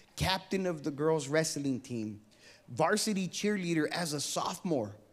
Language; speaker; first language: English; native; English